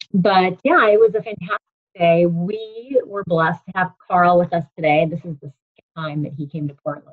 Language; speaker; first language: English; native; English